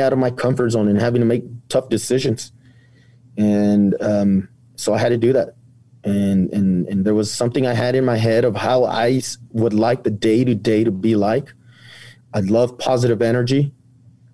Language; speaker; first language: English; native; English